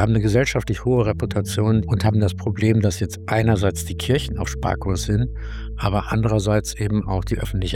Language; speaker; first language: German; native; German